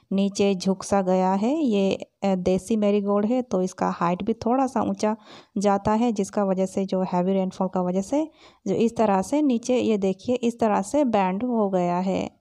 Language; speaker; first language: Hindi; native; Hindi